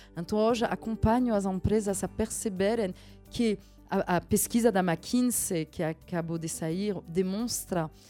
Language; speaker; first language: Portuguese; non-native, fluent; French